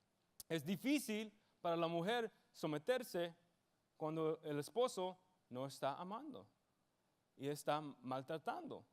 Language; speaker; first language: Spanish; early bilingual, heritage; English